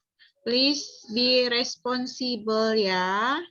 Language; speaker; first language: English; non-native, fluent; Indonesian